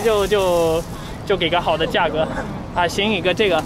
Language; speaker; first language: Chinese; non-native, fluent; English